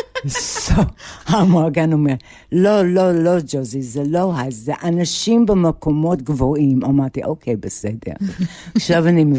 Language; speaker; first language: Hebrew; non-native, fluent; English